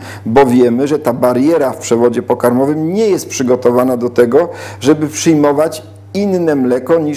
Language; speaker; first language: Polish; native; Polish